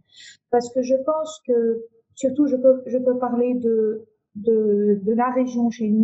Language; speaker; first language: French; non-native, local second language; Arabic